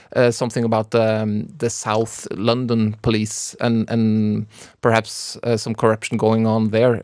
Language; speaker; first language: English; non-native, fluent; Norwegian